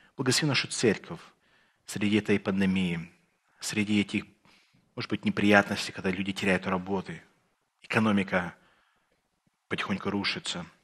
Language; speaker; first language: Russian; early bilingual, heritage; Russian